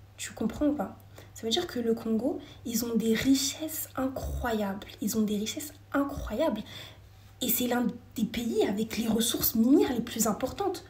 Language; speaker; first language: French; early bilingual, other home language; Wolof